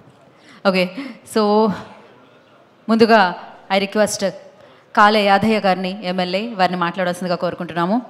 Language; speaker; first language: Telugu; native; Telugu